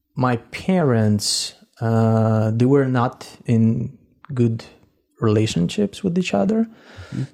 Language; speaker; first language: English; non-native, fluent; Russian